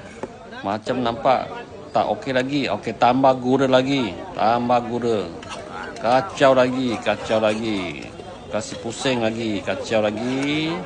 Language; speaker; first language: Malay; non-native, local second language; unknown